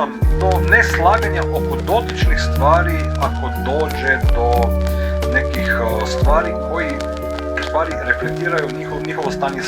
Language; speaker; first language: Croatian; native; Croatian